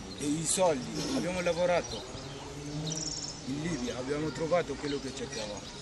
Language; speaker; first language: Italian; non-native, learner; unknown